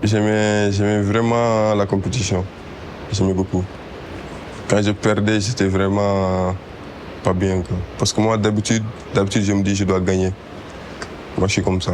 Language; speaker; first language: French; non-native, local second language; Wolof